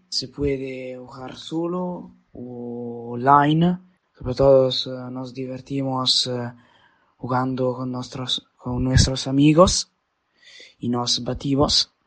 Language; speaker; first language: Spanish; non-native, learner; Italian